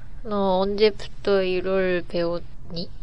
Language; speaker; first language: Korean; non-native, learner; Japanese